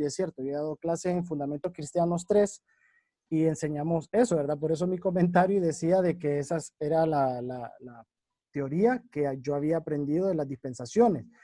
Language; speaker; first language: Spanish; native; Spanish